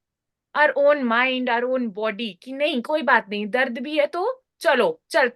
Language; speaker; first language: Hindi; native; Hindi